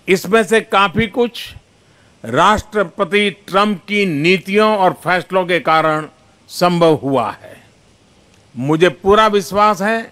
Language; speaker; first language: Hindi; non-native, local second language; Gujarati